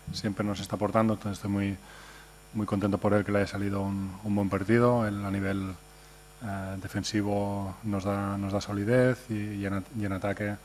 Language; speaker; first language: Spanish; non-native, local second language; Catalan